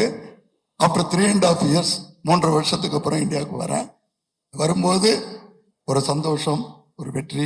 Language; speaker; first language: Tamil; native; Tamil